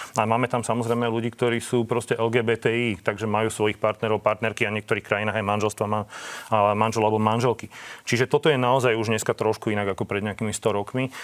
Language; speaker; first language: Slovak; native; Slovak